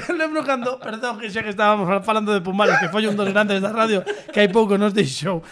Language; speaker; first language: Galician; native; Galician